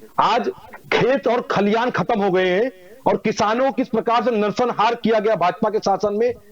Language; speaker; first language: Hindi; native; Hindi